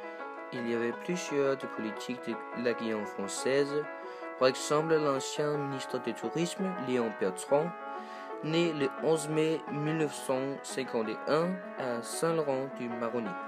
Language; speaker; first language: French; non-native, learner; Danish